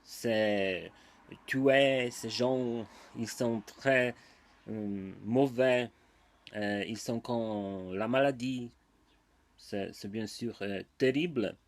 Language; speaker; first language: French; non-native, learner; Polish